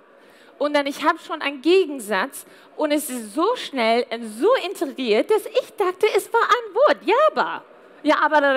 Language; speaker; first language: German; non-native, fluent; English